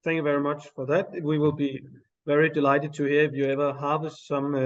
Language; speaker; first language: English; non-native, fluent; Danish